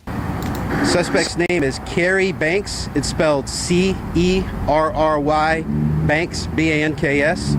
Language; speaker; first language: English; native; English